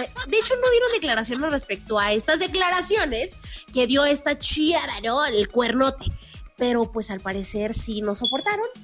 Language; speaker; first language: Spanish; native; Spanish